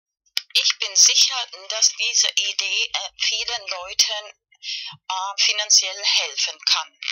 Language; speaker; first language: German; non-native, fluent; Spanish